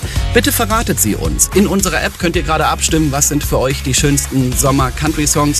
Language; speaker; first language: German; native; German